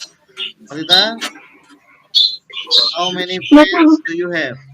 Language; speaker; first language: English; non-native, learner; Indonesian